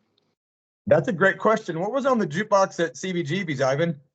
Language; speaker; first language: English; native; English